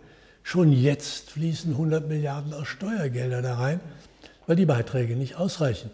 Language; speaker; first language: German; native; German